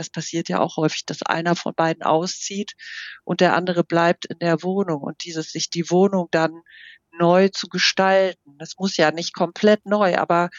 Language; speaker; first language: German; native; German